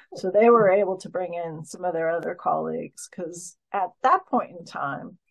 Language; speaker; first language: English; native; English